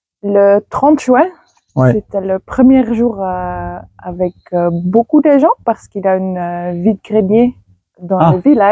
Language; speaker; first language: French; non-native, fluent; Dutch